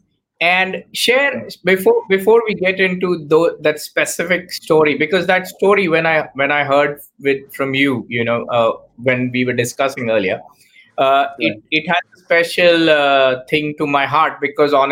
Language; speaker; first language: English; non-native, local second language; Hindi